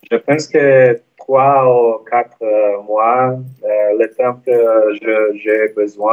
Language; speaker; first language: French; non-native, learner; Portuguese